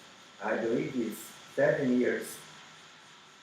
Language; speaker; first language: English; non-native, learner; Portuguese